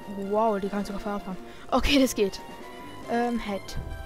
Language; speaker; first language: German; native; German